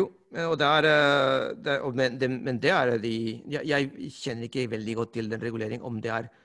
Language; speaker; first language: Norwegian; non-native, fluent; Spanish